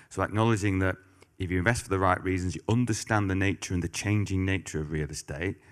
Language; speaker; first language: English; native; English